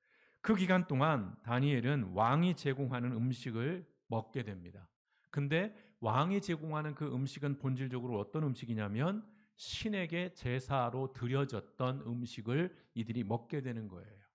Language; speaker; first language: Korean; native; Korean